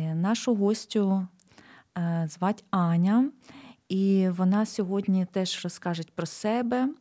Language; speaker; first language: Ukrainian; native; Ukrainian